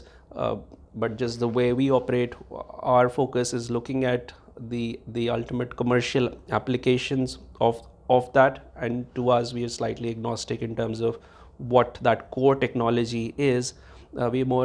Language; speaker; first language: English; non-native, local second language; Hindi